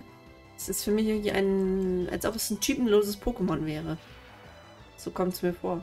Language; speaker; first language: German; native; German